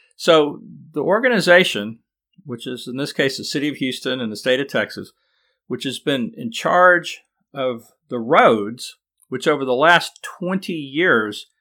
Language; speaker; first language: English; native; English